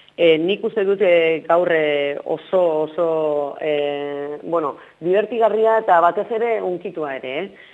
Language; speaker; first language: Basque; non-native, local second language; Spanish